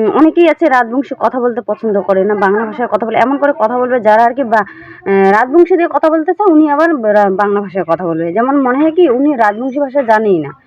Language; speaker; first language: Bangla; non-native, local second language; Rangpuri